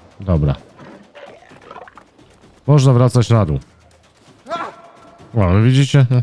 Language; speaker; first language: Polish; native; Polish